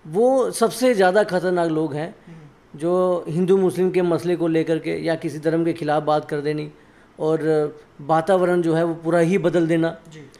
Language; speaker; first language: Hindi; native; Hindi